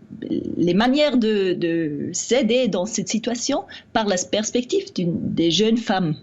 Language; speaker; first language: French; non-native, fluent; Swiss German